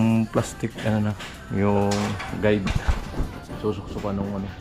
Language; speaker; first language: Filipino; native; Filipino